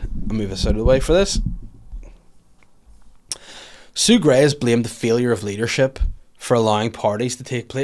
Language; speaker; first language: English; native; English